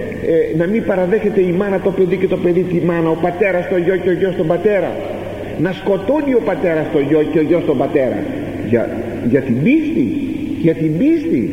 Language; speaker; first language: Greek; native; Greek